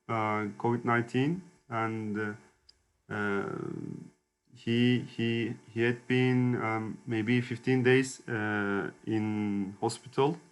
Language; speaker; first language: English; non-native, learner; Turkish